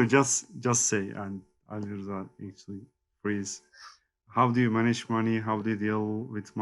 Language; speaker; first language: English; non-native, learner; Turkish